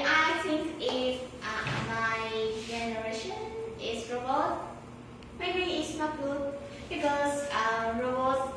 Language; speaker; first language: English; non-native, learner; Vietnamese